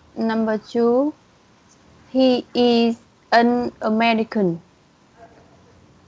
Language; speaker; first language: English; non-native, learner; Vietnamese